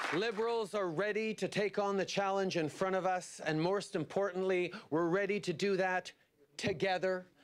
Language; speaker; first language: English; native; English